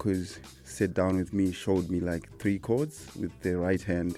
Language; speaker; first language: English; non-native, local second language; Shona